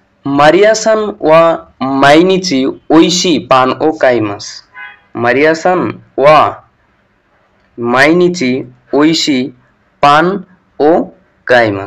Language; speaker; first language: Japanese; non-native, learner; Bangla